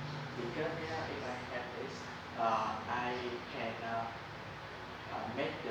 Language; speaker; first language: English; non-native, learner; Vietnamese